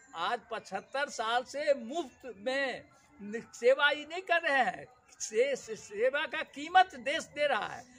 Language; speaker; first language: Hindi; native; Hindi